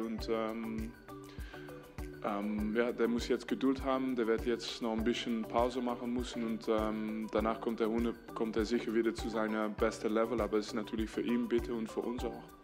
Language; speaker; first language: German; non-native, fluent; French